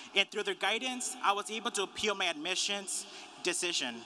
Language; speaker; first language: English; early bilingual, other home language; Spanish